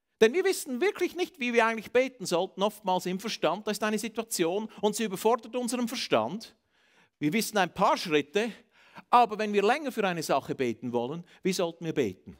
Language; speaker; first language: German; native; German